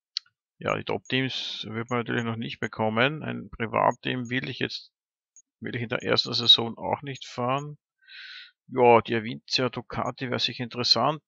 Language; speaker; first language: German; native; German